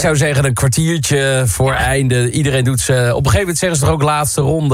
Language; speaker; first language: Dutch; native; Dutch